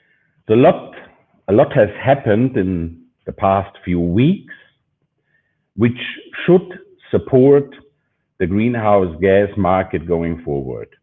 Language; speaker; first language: English; non-native, fluent; German